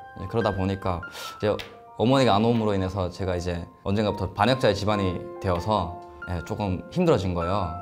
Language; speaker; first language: Korean; native; Korean